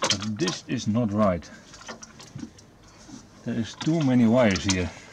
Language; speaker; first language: English; non-native, learner; Dutch